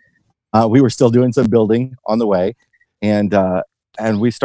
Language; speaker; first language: English; native; English